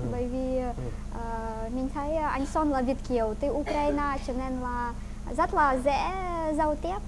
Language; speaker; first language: Vietnamese; non-native, fluent; Ukrainian